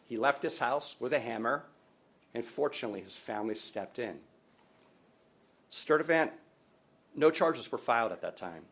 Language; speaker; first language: English; native; English